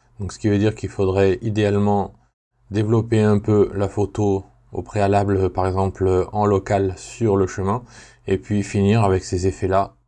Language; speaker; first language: French; native; French